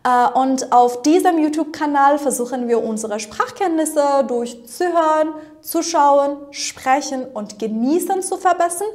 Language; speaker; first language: German; non-native, fluent; Persian